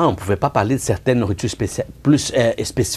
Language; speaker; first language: French; non-native, fluent; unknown